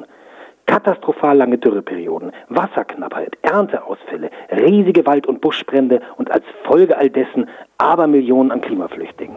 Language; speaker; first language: German; native; German